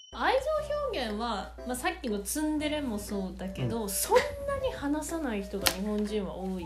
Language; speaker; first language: Japanese; native; Japanese